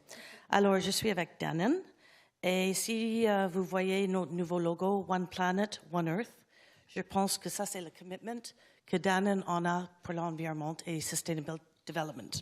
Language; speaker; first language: French; non-native, learner; English